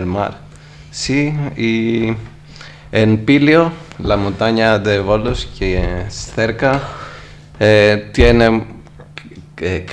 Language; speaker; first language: Spanish; non-native, learner; Greek